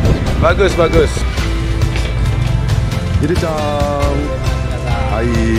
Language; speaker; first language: Japanese; non-native, learner; Indonesian